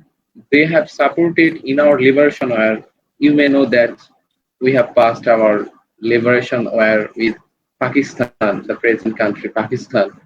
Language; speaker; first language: English; non-native, learner; Bangla